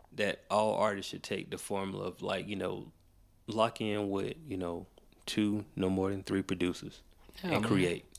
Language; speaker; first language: English; native; English